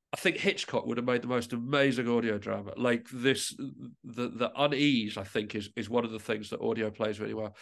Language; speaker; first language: English; native; English